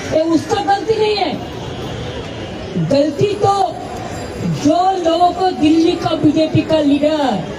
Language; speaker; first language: Hindi; non-native, local second language; Bangla